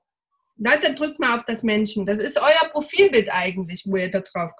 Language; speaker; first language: German; native; German